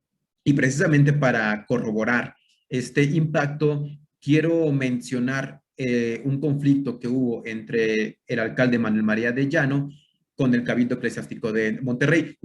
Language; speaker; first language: Spanish; native; Spanish